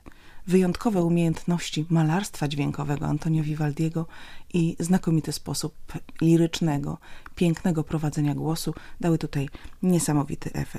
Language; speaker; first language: Polish; native; Polish